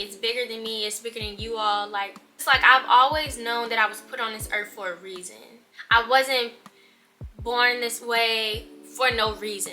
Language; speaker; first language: English; native; English